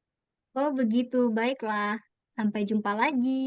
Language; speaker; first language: Indonesian; native; Indonesian